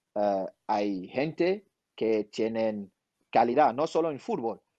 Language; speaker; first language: Spanish; non-native, fluent; French